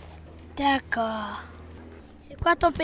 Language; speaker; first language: French; early bilingual, other home language; Somali